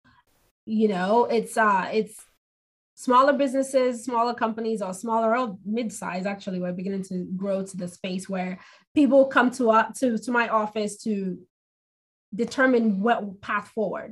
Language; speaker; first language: English; non-native, local second language; Igbo